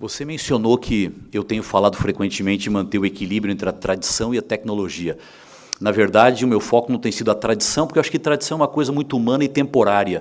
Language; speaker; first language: Portuguese; native; Portuguese